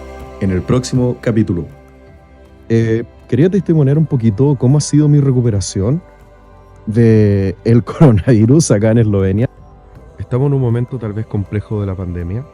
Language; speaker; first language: Spanish; native; Spanish